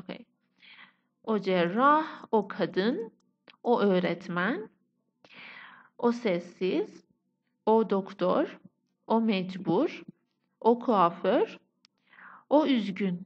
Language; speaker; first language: Turkish; non-native, fluent; Persian